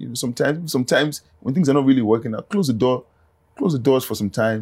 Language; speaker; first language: English; non-native, local second language; Yoruba